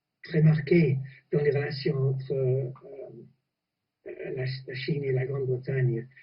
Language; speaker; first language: French; non-native, fluent; English